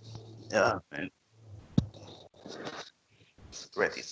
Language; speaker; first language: English; native; English